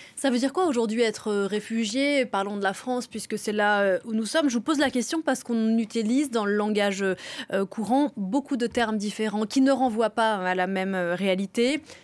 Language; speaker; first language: French; native; French